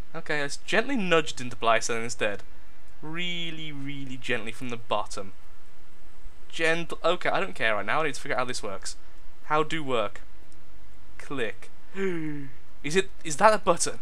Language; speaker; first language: English; native; English